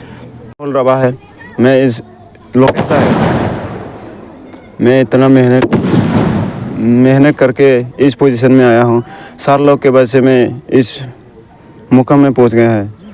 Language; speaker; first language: Hindi; non-native, local second language; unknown